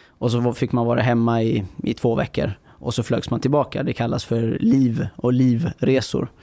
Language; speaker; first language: Swedish; early bilingual, other home language; Persian